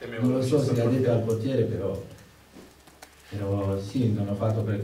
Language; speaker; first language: Italian; non-native, learner; French